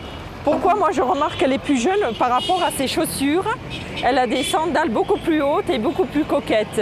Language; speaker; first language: French; native; French